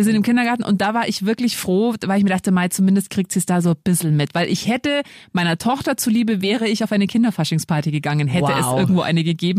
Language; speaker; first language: German; native; German